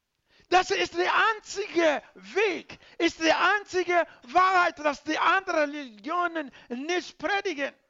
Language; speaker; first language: German; non-native, learner; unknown